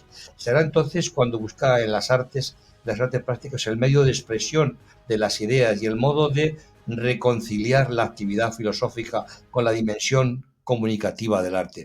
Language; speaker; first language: Spanish; native; Spanish